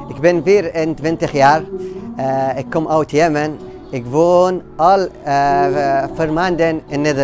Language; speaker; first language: Dutch; non-native, learner; Arabic